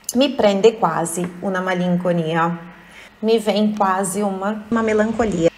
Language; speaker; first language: Portuguese; native; Portuguese